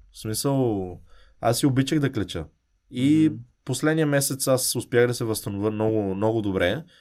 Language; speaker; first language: Bulgarian; early bilingual, heritage; Bulgarian